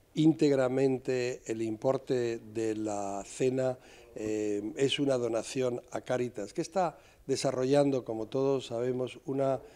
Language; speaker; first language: Spanish; native; Spanish